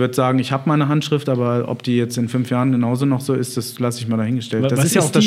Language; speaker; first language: German; native; German